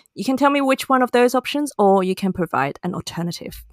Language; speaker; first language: English; non-native, local second language; Cantonese